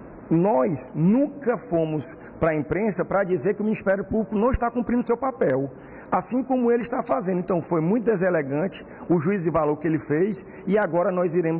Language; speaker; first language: Portuguese; native; Portuguese